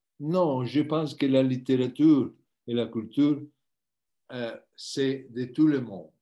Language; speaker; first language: French; non-native, learner; Italian